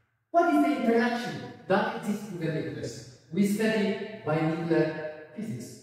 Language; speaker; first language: English; non-native, local second language; Amharic